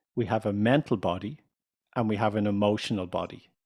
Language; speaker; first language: English; native; English